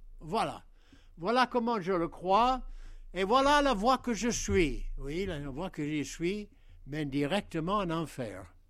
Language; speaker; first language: French; non-native, fluent; English